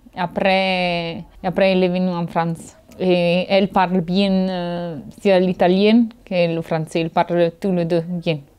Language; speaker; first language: French; non-native, learner; Italian